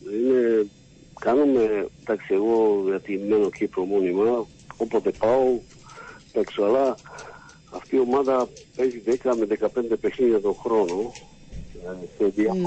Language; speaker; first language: Greek; non-native, learner; Slovak